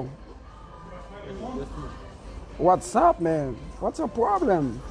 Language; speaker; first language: English; non-native, learner; Haitian Creole